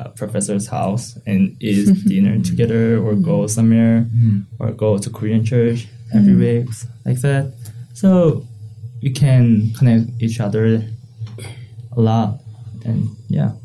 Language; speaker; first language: English; non-native, learner; Korean